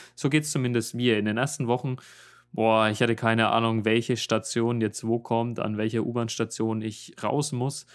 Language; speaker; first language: German; native; German